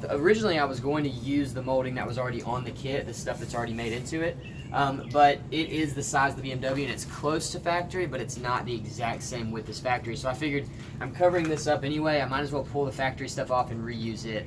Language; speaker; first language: English; native; English